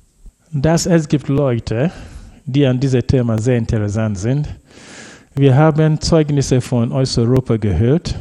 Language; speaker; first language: German; non-native, fluent; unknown